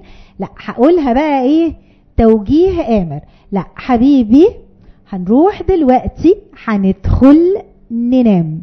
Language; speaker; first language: Arabic; native; Arabic